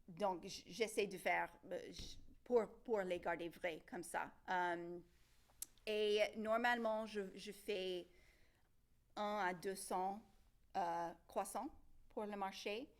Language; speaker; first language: French; non-native, local second language; English